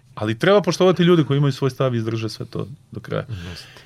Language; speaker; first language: Serbian; native; Serbian